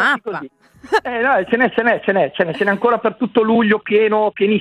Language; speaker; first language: Italian; native; Italian